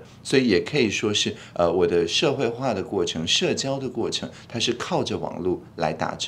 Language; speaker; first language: Chinese; native; Chinese